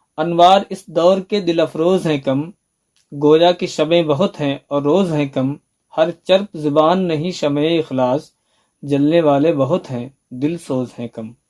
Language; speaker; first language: Urdu; native; Urdu